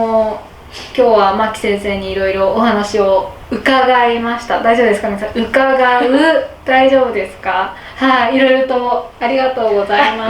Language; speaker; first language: Japanese; native; Japanese